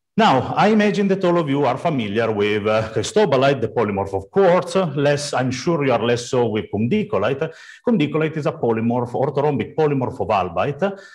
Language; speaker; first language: English; non-native, fluent; Italian